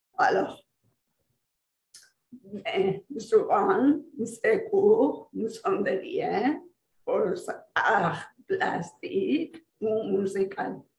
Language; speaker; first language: French; non-native, fluent; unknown